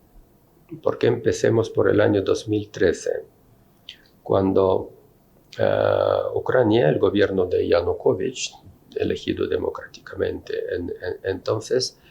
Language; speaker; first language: Spanish; non-native, fluent; Russian